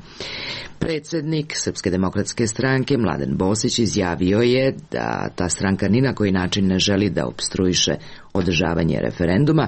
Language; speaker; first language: Serbian; native; Serbian